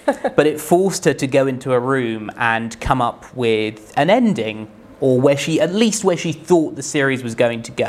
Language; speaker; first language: English; native; English